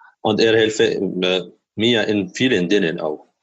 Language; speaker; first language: German; non-native, learner; Arabic